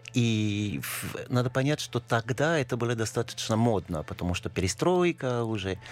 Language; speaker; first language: Russian; non-native, fluent; French